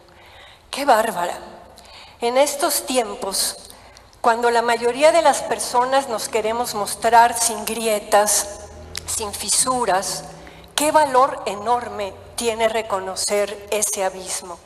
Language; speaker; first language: Spanish; native; Spanish